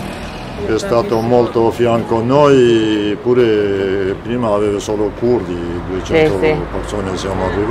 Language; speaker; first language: Italian; non-native, learner; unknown